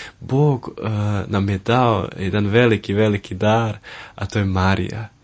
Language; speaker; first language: Croatian; early bilingual, heritage; Croatian